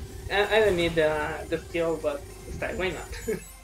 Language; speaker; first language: English; non-native, learner; Spanish